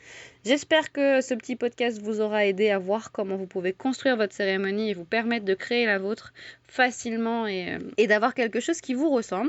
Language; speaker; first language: French; native; French